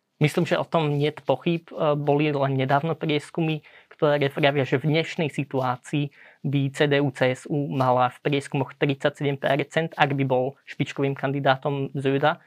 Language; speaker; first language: Slovak; early bilingual, heritage; Slovak